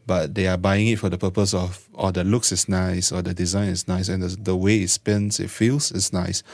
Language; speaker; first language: English; non-native, local second language; Chinese